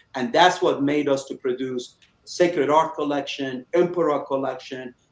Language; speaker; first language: English; early bilingual, other home language; Persian